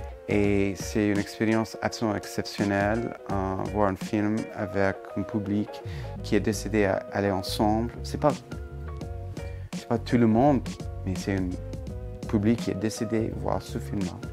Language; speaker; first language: French; non-native, fluent; English